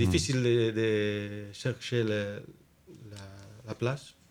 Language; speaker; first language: French; non-native, learner; Spanish